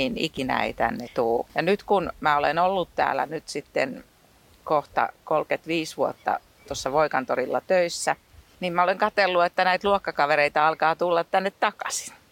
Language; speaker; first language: Finnish; native; Finnish